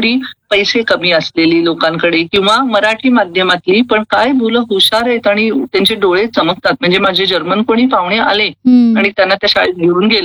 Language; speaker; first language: Marathi; non-native, local second language; Kannada